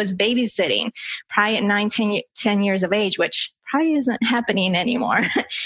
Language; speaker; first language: English; early bilingual, other home language; Spanish